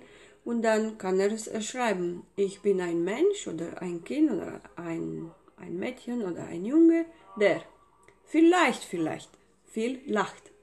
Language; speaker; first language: German; non-native, fluent; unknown